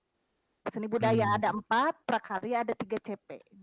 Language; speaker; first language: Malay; non-native, local second language; Sundanese